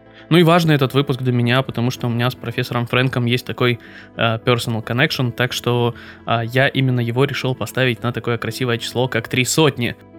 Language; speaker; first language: Russian; native; Russian